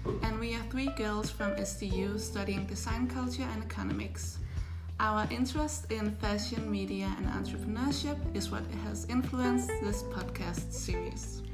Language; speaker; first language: English; non-native, fluent; Danish